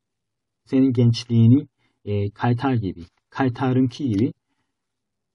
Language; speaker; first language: Turkish; non-native, fluent; Korean